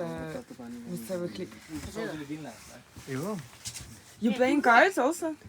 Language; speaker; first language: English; non-native, learner; Ukrainian